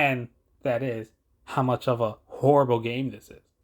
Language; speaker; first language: English; native; English